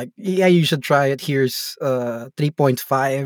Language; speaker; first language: English; non-native, local second language; Filipino